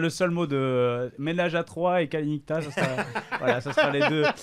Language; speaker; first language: French; native; French